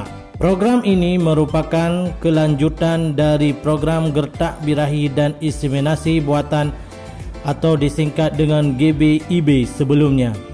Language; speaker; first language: Indonesian; native; Indonesian